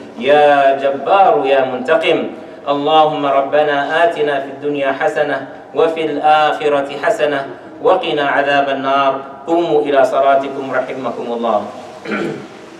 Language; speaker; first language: Arabic; non-native, fluent; English